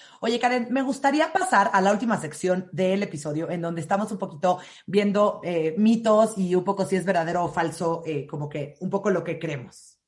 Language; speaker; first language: Spanish; native; Spanish